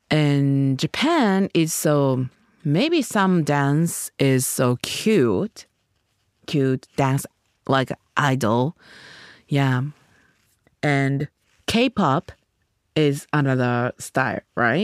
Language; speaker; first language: English; non-native, learner; Japanese